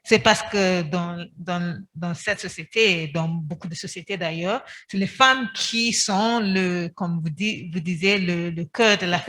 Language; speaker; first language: French; non-native, fluent; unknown